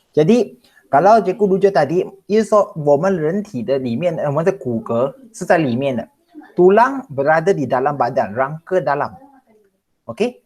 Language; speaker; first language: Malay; non-native, local second language; Chinese